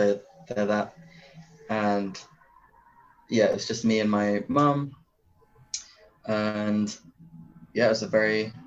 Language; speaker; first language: English; native; English